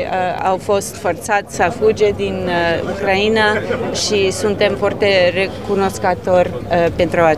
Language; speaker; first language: Romanian; non-native, fluent; English